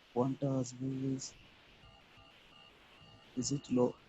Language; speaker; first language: Spanish; non-native, learner; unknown